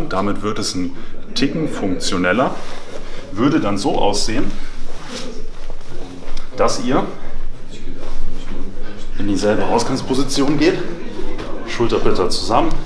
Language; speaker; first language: German; native; German